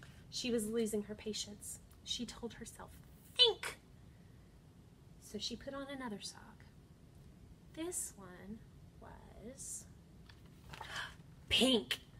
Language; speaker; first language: English; native; English